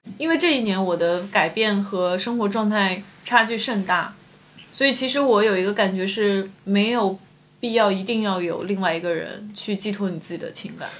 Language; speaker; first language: Chinese; native; Chinese